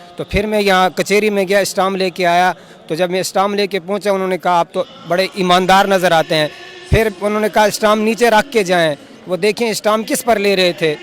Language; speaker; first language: Urdu; non-native, local second language; Pahari-Potwari